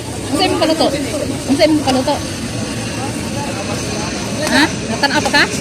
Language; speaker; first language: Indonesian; non-native, learner; Cebuano